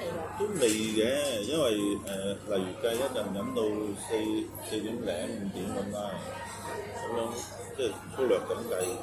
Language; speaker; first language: Cantonese; native; Cantonese